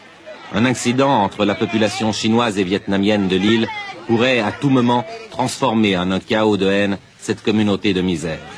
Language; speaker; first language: French; native; French